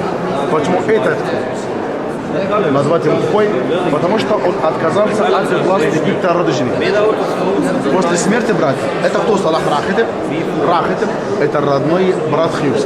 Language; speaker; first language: Russian; non-native, fluent; Arabic